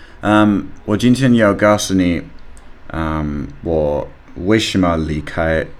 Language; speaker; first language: Chinese; non-native, learner; English